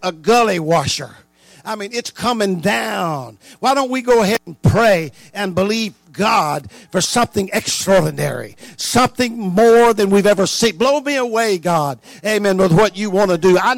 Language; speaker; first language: English; native; English